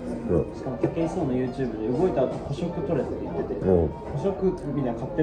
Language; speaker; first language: Japanese; native; Japanese